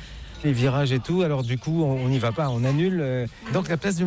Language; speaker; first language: French; native; French